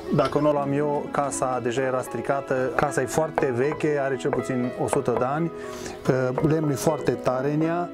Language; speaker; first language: Romanian; native; Romanian